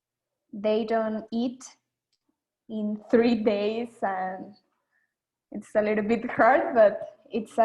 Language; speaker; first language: English; non-native, learner; Spanish